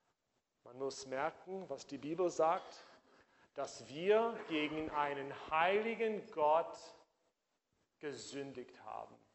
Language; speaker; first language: German; non-native, fluent; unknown